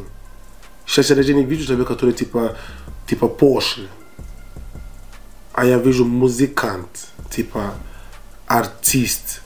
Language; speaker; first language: Russian; non-native, learner; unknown